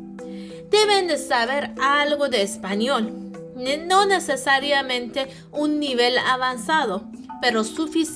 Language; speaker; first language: Spanish; non-native, fluent; Persian